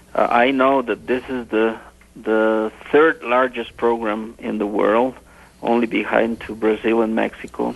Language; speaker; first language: English; non-native, fluent; Spanish